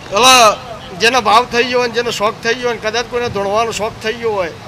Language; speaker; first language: Gujarati; native; Gujarati